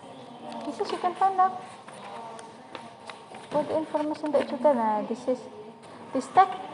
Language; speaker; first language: English; non-native, learner; Indonesian